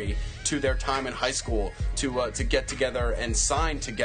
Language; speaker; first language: English; native; English